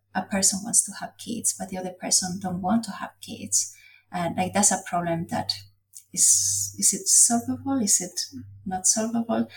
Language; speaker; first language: English; non-native, fluent; Spanish